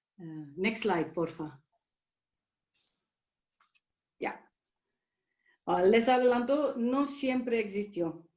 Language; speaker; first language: Spanish; non-native, fluent; Dutch